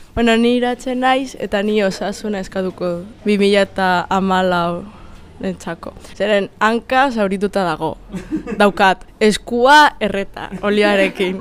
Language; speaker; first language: Basque; non-native, learner; Spanish